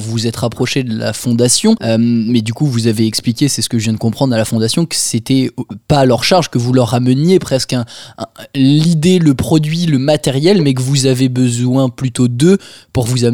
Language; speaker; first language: French; native; French